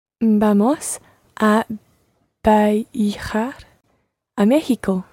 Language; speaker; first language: Spanish; non-native, learner; English